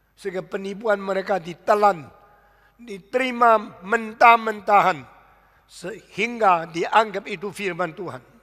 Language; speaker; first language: Indonesian; early bilingual, other home language; Min Nan Chinese